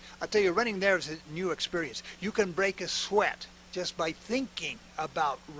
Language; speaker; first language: English; native; English